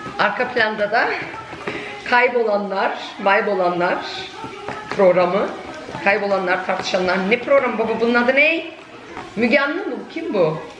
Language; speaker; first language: Turkish; early bilingual, heritage; Turkish